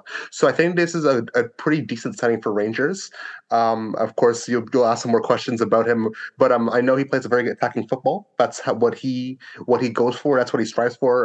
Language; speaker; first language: English; native; English